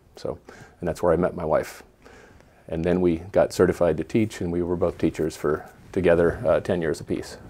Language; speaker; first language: English; native; English